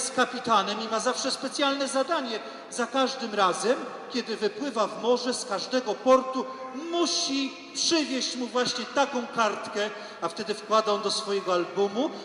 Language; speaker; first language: Polish; native; Polish